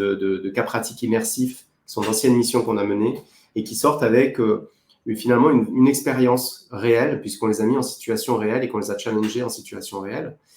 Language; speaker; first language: French; native; French